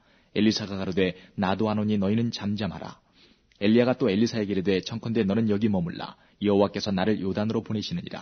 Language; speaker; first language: Korean; native; Korean